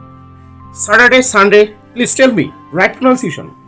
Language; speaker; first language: English; non-native, learner; Bangla